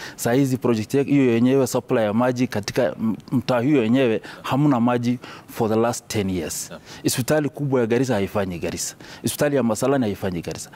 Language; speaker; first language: Swahili; non-native, local second language; Somali